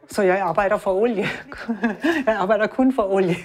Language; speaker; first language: Danish; non-native, learner; German